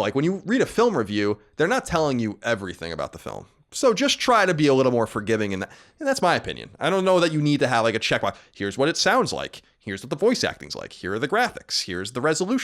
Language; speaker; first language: English; native; English